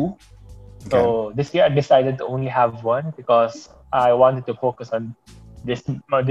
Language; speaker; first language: English; non-native, local second language; Bikol